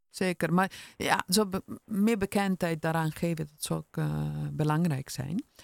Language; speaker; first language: Dutch; non-native, fluent; Italian